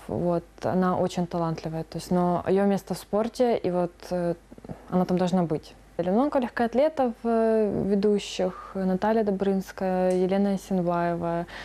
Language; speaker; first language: Russian; native; Russian